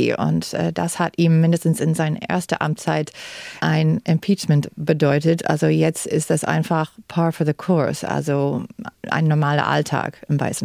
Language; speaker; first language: German; non-native, fluent; English